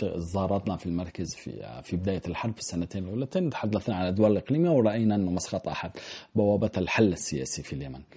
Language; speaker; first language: Arabic; native; Arabic